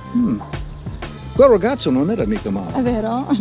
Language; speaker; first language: Italian; non-native, fluent; English